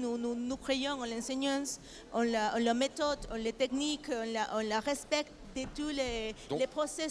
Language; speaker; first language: French; non-native, learner; Spanish